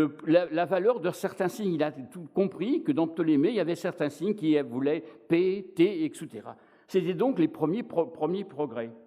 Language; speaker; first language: French; native; French